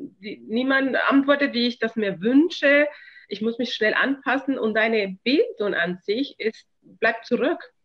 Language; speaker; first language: German; non-native, fluent; Spanish